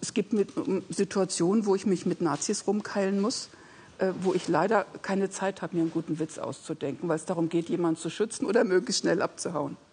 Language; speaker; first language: German; native; German